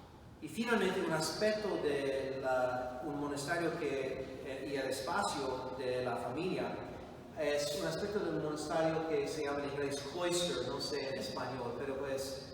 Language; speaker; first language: Spanish; non-native, fluent; English